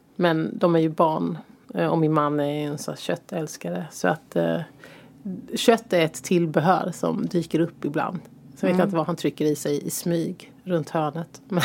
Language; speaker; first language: Swedish; native; Swedish